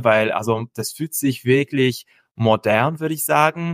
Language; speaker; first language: German; non-native, fluent; English